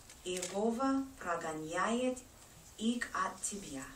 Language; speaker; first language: Russian; non-native, learner; English